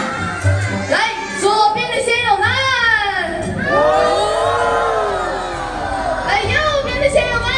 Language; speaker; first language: Chinese; native; Chinese